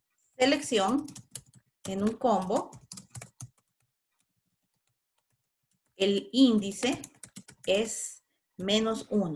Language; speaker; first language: Spanish; native; Spanish